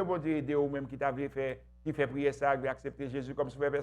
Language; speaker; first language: French; non-native, local second language; Haitian Creole